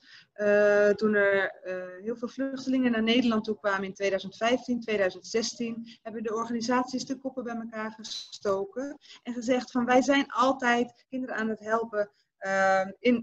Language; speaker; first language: Dutch; native; Dutch